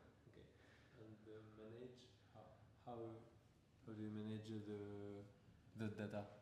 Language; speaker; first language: English; non-native, learner; French